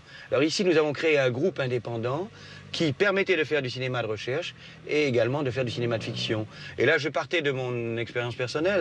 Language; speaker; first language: French; native; French